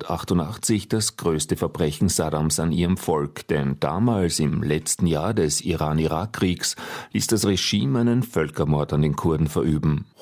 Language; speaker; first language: German; native; German